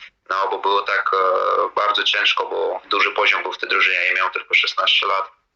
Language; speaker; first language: Polish; non-native, fluent; Latvian